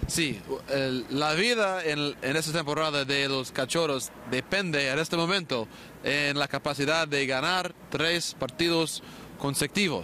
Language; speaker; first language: Spanish; non-native, fluent; English